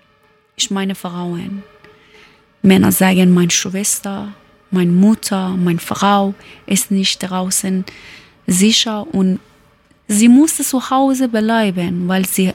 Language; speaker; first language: German; non-native, learner; Persian